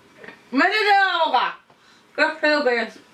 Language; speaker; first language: Spanish; native; Spanish